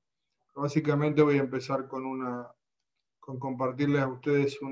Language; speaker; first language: Spanish; native; Spanish